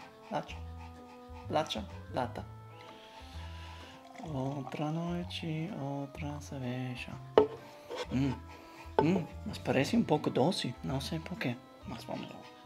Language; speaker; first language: Portuguese; non-native, learner; German